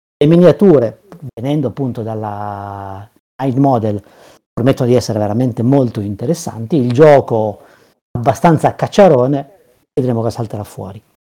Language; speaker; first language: Italian; native; Italian